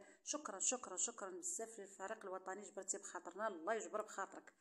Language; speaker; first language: Arabic; native; Arabic